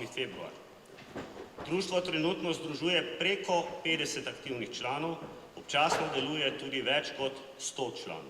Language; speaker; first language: Slovenian; native; Slovenian